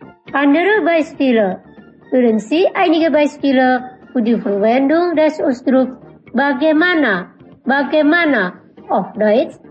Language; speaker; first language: German; non-native, fluent; Indonesian